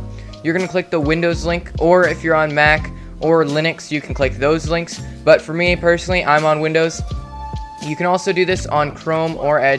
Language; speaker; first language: English; native; English